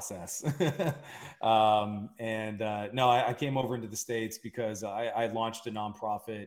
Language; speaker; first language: English; native; English